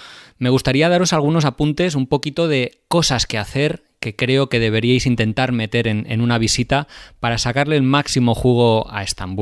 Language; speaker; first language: Spanish; native; Spanish